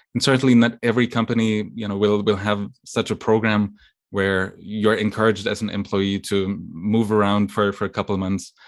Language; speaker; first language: English; non-native, fluent; German